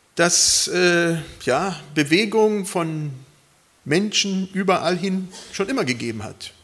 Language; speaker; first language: German; early bilingual, other home language; Spanish